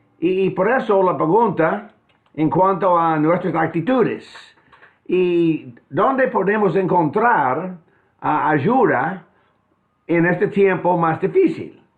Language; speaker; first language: Spanish; non-native, fluent; English